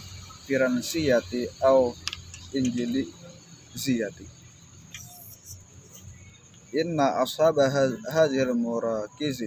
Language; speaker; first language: Arabic; non-native, learner; Indonesian